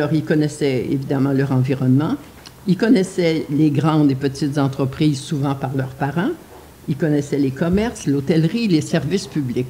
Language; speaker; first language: French; native; French